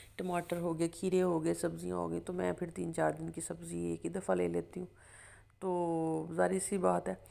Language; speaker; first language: Urdu; non-native, local second language; Punjabi